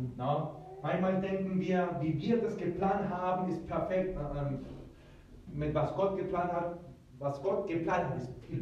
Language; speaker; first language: German; early bilingual, heritage; Spanish